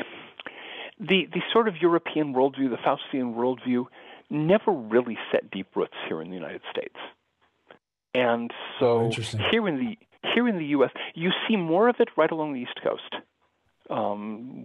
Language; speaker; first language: English; native; English